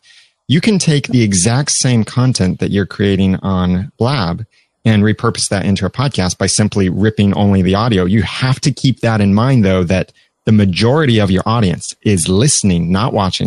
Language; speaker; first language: English; native; English